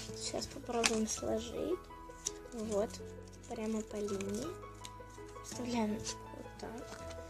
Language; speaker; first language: Russian; native; Russian